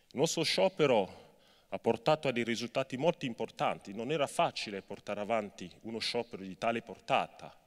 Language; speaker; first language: Italian; non-native, fluent; French